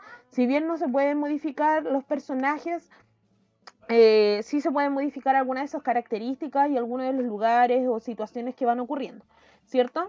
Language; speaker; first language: Spanish; native; Spanish